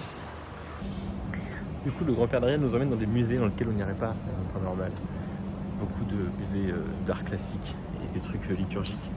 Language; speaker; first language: French; native; French